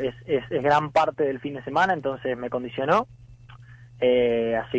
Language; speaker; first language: Spanish; native; Spanish